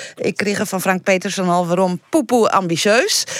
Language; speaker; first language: Dutch; native; Dutch